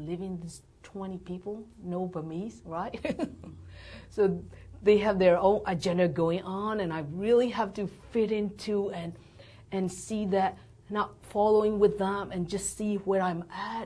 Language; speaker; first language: English; non-native, learner; Burmese